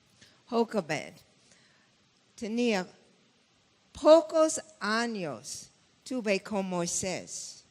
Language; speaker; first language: Spanish; non-native, fluent; English